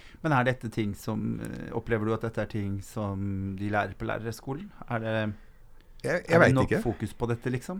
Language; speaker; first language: Norwegian; native; Norwegian